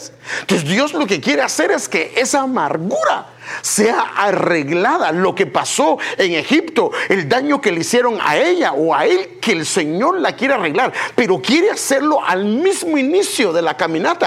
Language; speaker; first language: Spanish; native; Spanish